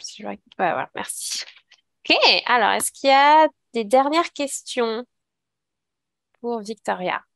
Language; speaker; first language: French; native; French